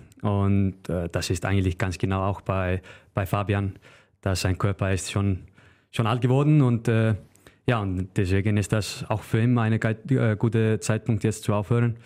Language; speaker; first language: German; non-native, fluent; Icelandic